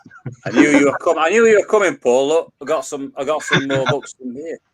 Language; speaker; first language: English; native; English